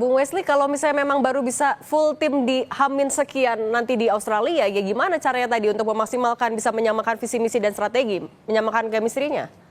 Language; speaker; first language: Indonesian; native; Indonesian